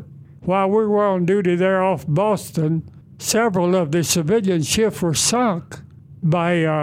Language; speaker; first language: English; native; English